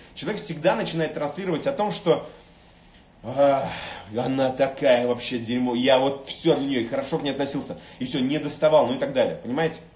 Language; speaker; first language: Russian; native; Russian